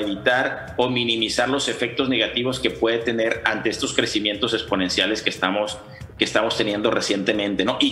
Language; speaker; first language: Spanish; native; Spanish